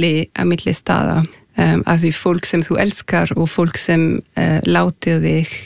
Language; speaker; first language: Icelandic; non-native, fluent; French